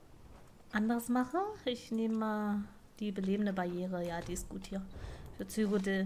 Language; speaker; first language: German; native; German